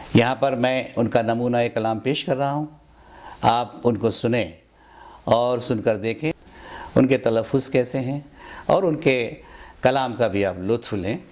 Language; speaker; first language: Hindi; native; Hindi